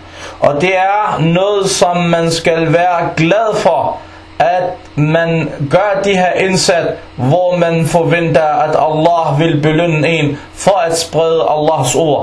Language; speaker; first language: Danish; non-native, fluent; Arabic